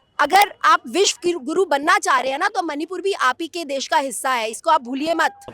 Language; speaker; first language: Hindi; native; Hindi